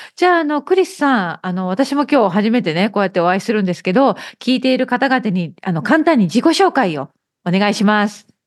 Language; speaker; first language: Japanese; native; Japanese